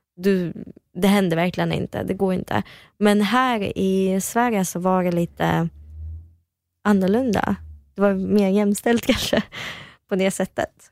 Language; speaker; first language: Swedish; early bilingual, other home language; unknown